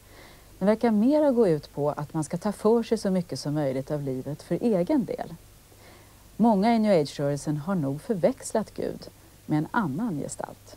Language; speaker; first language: Swedish; native; Swedish